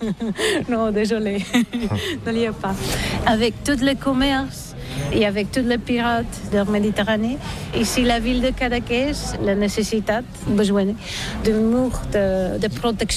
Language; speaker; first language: French; non-native, learner; Catalan